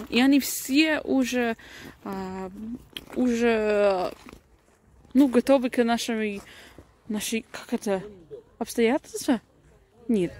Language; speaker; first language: Russian; non-native, learner; English